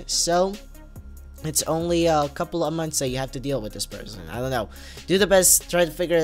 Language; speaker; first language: English; native; English